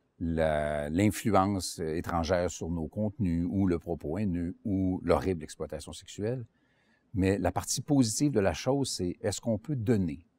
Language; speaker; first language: French; native; French